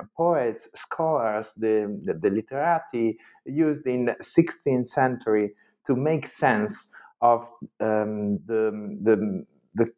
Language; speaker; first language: English; non-native, fluent; Italian